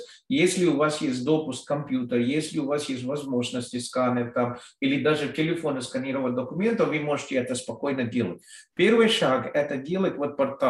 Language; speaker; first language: Russian; non-native, fluent; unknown